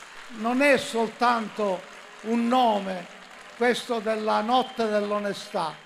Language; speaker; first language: Italian; native; Italian